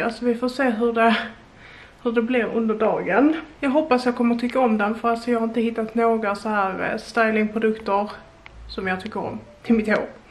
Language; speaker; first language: Swedish; native; Swedish